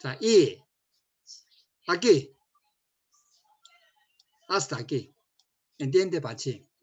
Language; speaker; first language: Spanish; non-native, learner; Korean